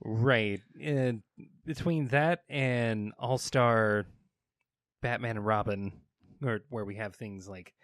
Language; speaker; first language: English; native; English